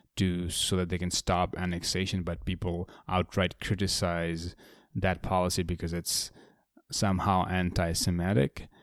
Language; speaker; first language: English; non-native, local second language; Bangla